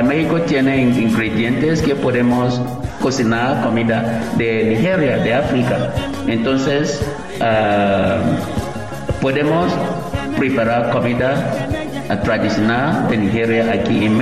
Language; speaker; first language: Spanish; non-native, learner; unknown